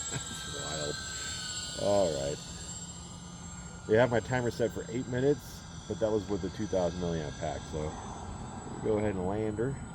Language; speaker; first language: English; native; English